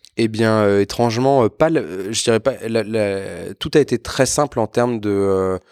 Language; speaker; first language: French; native; French